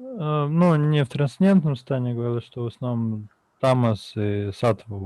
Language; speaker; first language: Russian; native; Russian